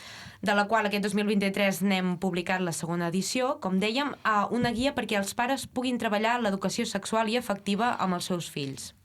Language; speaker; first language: Catalan; native; Catalan